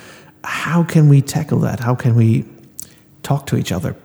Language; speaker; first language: English; non-native, fluent; German